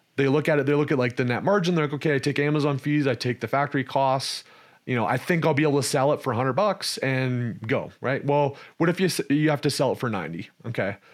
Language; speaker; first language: English; native; English